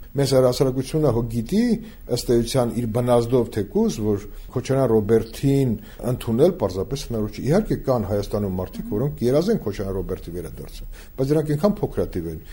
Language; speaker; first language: Armenian; native; Armenian